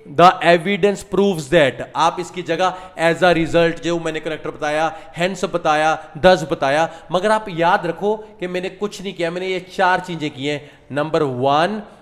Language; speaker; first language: Hindi; non-native, local second language; Punjabi